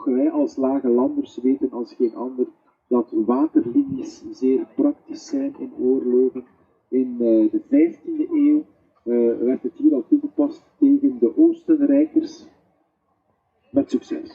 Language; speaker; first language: Dutch; native; Dutch